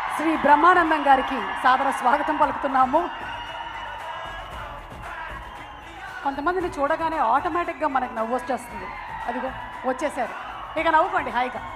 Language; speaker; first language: Telugu; native; Telugu